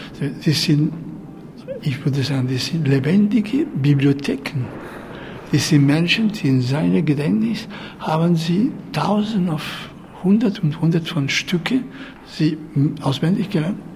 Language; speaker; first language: German; non-native, fluent; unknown